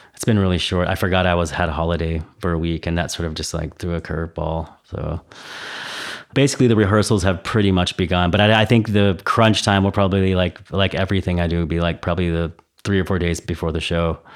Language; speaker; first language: English; native; English